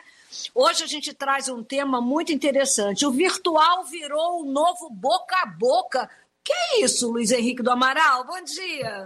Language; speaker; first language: Portuguese; native; Portuguese